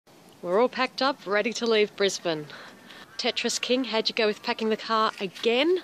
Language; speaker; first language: English; native; English